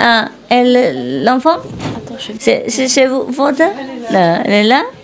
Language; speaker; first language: French; non-native, learner; Vietnamese